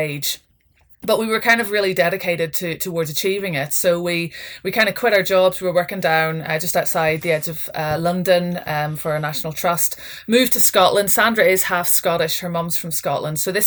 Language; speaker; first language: English; native; English